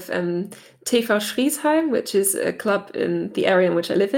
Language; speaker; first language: English; native; English